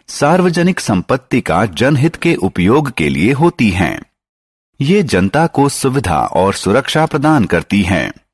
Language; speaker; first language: Hindi; non-native, local second language; Marathi